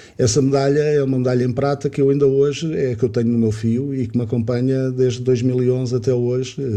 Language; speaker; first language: Portuguese; native; Portuguese